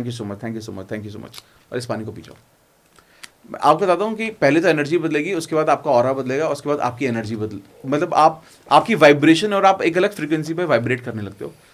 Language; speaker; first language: Hindi; native; Hindi